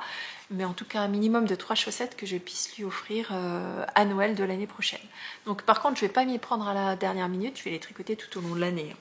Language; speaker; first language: French; native; French